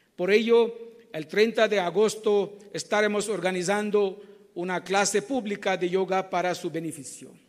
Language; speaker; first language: Spanish; non-native, learner; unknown